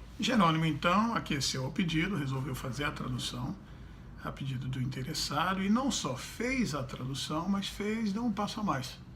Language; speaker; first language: Portuguese; native; Portuguese